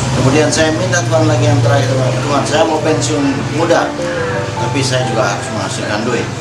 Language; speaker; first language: Indonesian; native; Indonesian